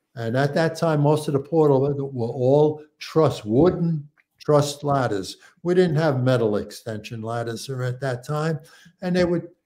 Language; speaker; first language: English; native; English